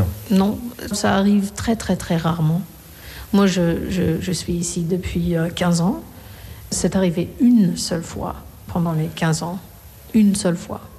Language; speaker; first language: French; non-native, fluent; Korean